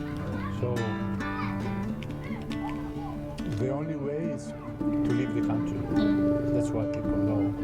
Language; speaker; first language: English; non-native, learner; Spanish